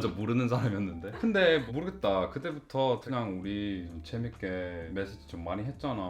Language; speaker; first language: Korean; non-native, fluent; English